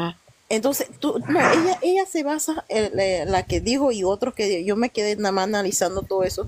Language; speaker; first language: Spanish; non-native, local second language; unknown